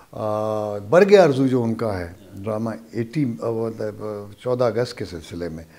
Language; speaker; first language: Urdu; non-native, local second language; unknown